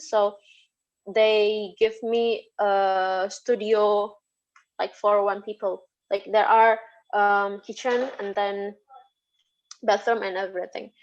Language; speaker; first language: English; non-native, fluent; Indonesian